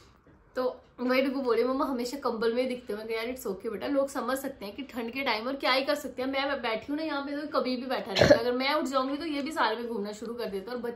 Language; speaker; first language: Hindi; native; Hindi